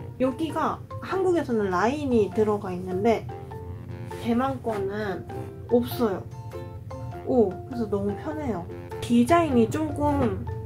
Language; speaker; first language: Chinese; non-native, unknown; Korean